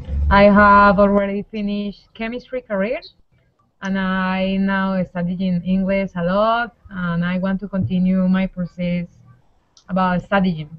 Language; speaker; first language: English; non-native, learner; Spanish